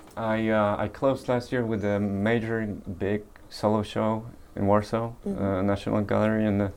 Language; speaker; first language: English; early bilingual, other home language; Polish